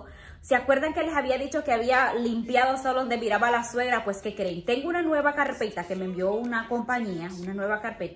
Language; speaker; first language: Spanish; native; Spanish